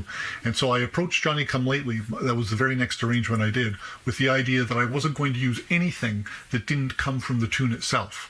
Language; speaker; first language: English; native; English